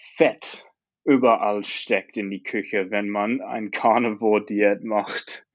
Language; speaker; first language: German; non-native, fluent; English